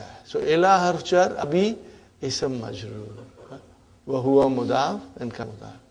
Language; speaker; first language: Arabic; non-native, fluent; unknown